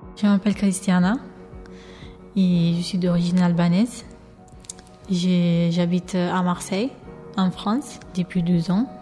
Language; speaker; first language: French; non-native, fluent; Albanian